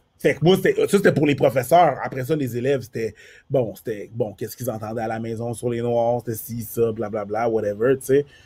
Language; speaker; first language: French; early bilingual, other home language; Haitian Creole